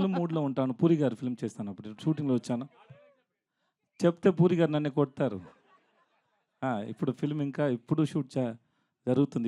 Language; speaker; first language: Telugu; non-native, learner; Tamil